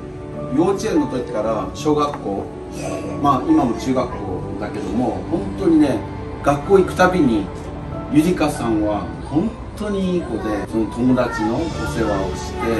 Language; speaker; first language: Japanese; native; Japanese